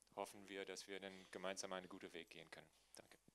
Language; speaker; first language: German; non-native, fluent; English